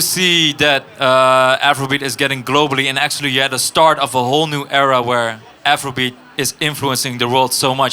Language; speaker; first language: English; non-native, fluent; Dutch